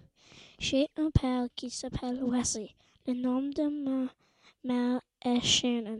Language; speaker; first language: French; non-native, learner; English